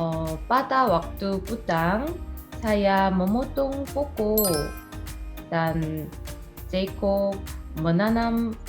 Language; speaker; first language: Indonesian; non-native, learner; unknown